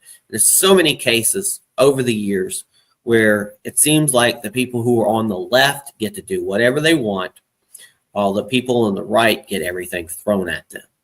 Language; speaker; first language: English; native; English